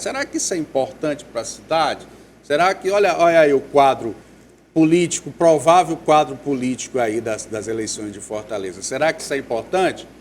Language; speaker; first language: Portuguese; native; Portuguese